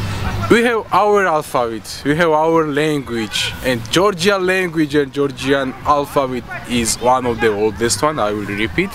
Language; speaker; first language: English; non-native, learner; Georgian